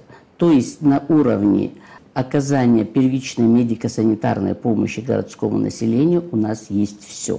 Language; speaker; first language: Russian; native; Russian